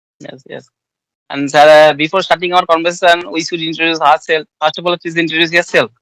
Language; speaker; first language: English; non-native, learner; Bangla